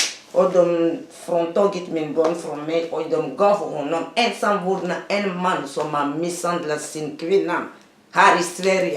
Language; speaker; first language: Swedish; non-native, fluent; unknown